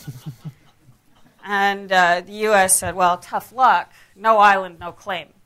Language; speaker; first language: English; native; English